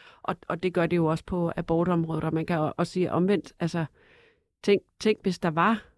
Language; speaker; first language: Danish; native; Danish